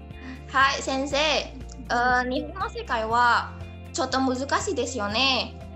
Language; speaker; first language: Japanese; non-native, learner; Indonesian